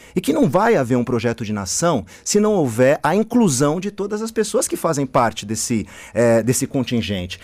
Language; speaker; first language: Portuguese; native; Portuguese